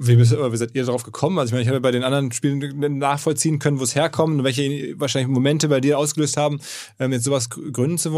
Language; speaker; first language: German; native; German